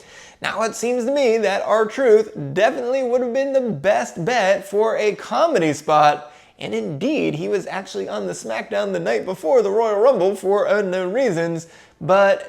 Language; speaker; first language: English; native; English